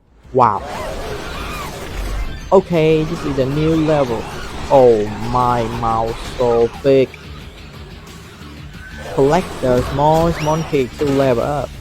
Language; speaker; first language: English; non-native, learner; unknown